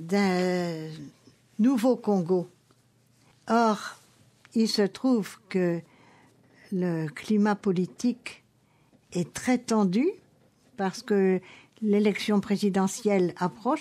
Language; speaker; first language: French; native; French